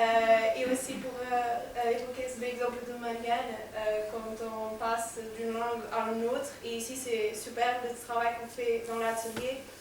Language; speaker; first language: French; non-native, fluent; Portuguese